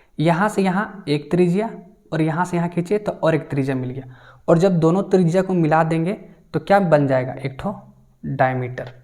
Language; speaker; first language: Hindi; native; Hindi